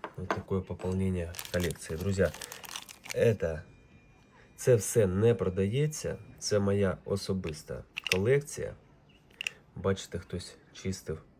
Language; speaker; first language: Ukrainian; native; Ukrainian